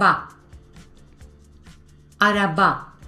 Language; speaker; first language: Turkish; non-native, fluent; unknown